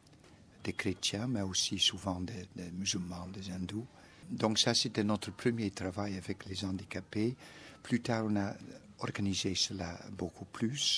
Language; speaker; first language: French; non-native, fluent; Dutch